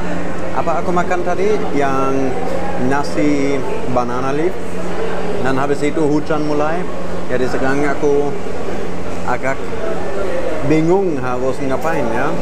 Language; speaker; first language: Indonesian; non-native, fluent; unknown